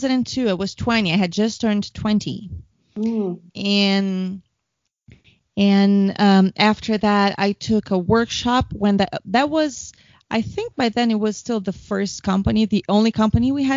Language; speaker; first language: English; non-native, fluent; Portuguese